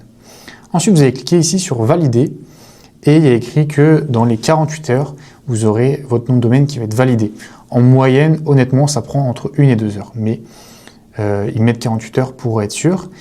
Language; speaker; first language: French; native; French